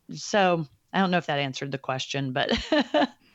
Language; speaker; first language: English; native; English